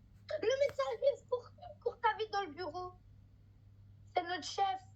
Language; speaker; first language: French; native; French